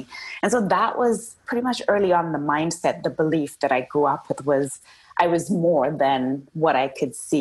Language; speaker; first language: English; non-native, local second language; Shona